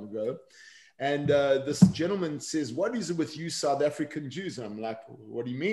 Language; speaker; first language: English; native; English